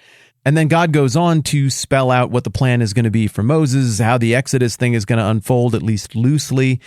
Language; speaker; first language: English; native; English